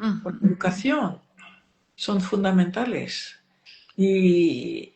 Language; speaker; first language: Spanish; non-native, fluent; French